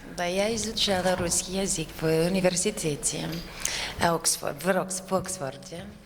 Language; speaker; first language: Russian; non-native, learner; English